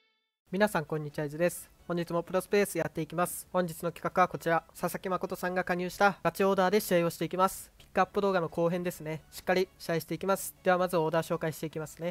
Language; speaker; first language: Japanese; native; Japanese